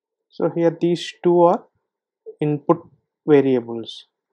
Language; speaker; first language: English; non-native, local second language; Telugu